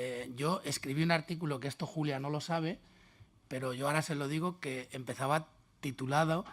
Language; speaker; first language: Spanish; native; Spanish